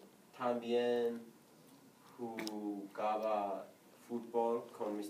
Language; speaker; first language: Spanish; non-native, learner; English